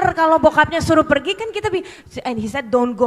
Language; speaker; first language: Indonesian; native; Indonesian